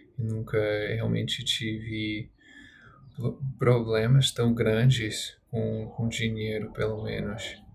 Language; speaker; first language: Portuguese; non-native, learner; English